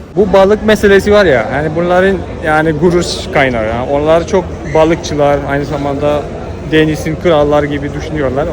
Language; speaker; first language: Turkish; non-native, fluent; Malayalam